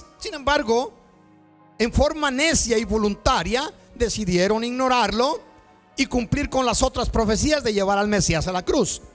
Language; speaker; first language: Spanish; native; Spanish